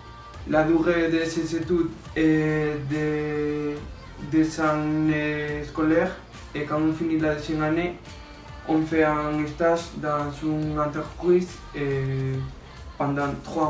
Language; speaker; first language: French; non-native, learner; Spanish